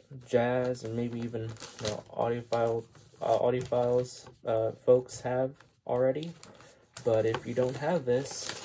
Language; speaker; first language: English; native; English